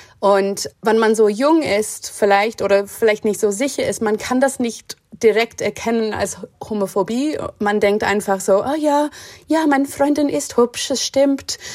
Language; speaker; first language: German; non-native, fluent; English